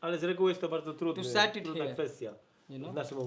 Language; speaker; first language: Polish; native; Polish